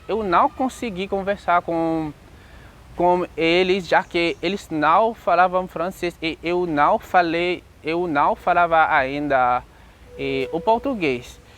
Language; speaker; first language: Portuguese; non-native, learner; Haitian Creole